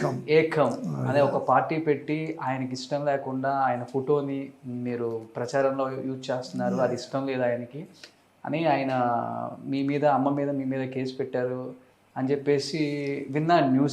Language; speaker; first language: Telugu; native; Telugu